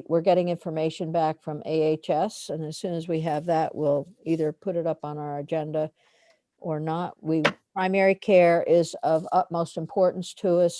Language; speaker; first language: English; native; English